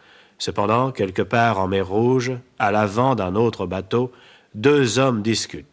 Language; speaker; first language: French; native; French